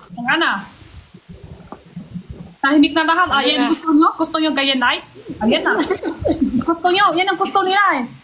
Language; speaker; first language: Filipino; non-native, learner; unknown